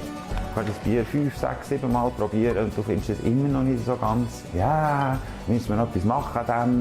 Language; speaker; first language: German; native; German